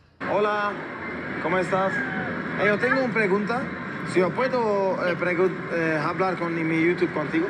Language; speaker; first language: Spanish; non-native, learner; Portuguese